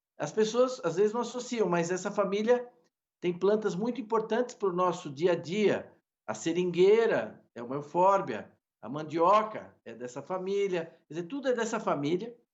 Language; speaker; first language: Portuguese; native; Portuguese